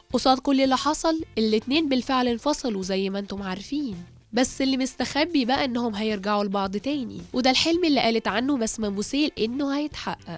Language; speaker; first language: Arabic; native; Arabic